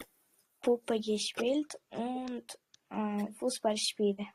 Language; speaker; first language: German; non-native, learner; Uzbek